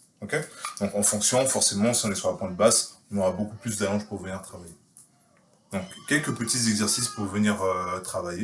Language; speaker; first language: French; native; French